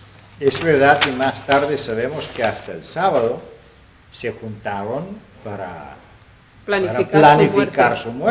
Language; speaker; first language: Spanish; non-native, fluent; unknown